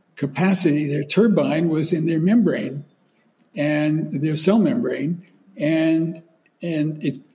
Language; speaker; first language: English; native; English